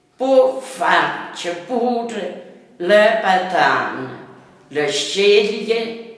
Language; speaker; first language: Italian; native; Italian